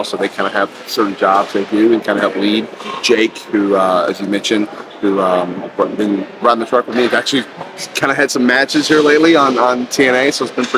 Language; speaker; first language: English; native; English